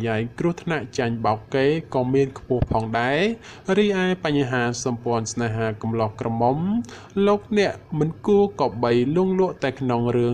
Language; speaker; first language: Khmer; native; Khmer